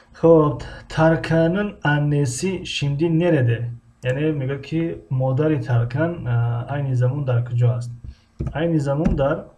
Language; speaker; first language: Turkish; non-native, fluent; Tajik